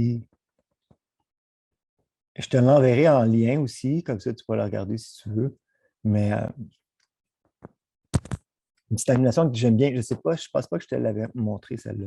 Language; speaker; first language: French; native; French